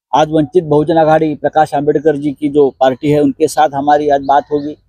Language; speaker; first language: Hindi; non-native, local second language; Marathi